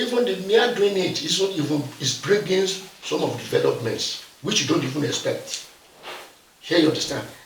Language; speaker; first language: English; non-native, local second language; Yoruba